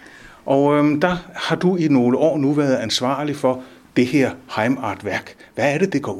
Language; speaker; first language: Danish; native; Danish